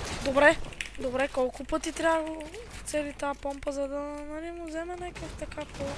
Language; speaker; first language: Bulgarian; native; Bulgarian